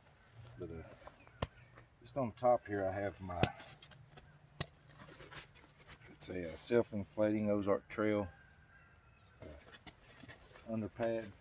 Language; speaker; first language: English; native; English